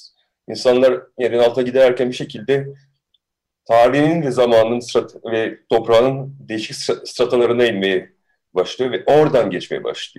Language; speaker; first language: Turkish; early bilingual, heritage; Turkish